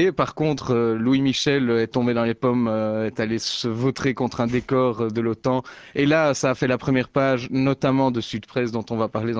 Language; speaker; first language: French; native; French